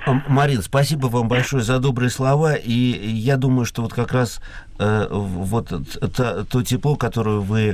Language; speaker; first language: Russian; native; Russian